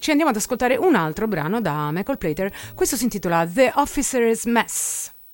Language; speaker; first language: Italian; native; Italian